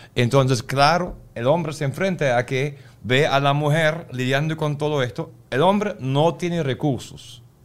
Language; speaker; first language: Spanish; non-native, fluent; German